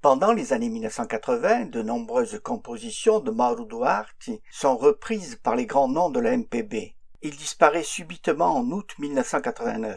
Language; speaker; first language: French; native; French